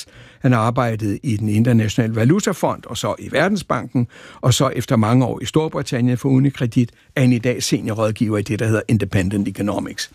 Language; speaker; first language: Danish; native; Danish